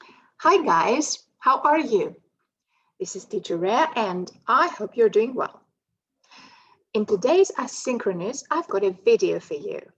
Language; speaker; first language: English; non-native, fluent; Greek